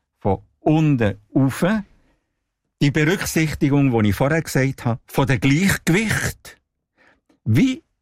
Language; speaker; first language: German; non-native, local second language; Italian